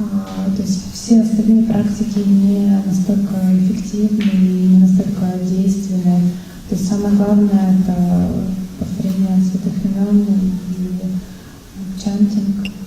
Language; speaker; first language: Russian; native; Russian